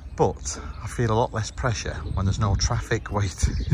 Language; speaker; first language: English; native; English